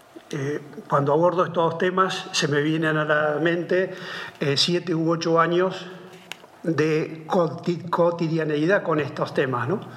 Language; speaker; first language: Spanish; native; Spanish